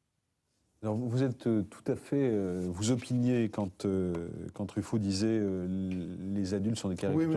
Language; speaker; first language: French; native; French